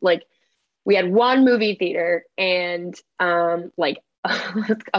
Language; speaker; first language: English; native; English